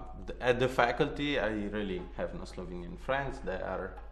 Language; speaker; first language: English; non-native, fluent; Arabic